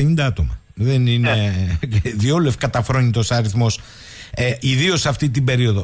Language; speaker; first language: Greek; native; Greek